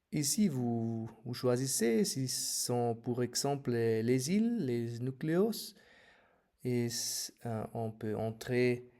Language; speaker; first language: French; non-native, fluent; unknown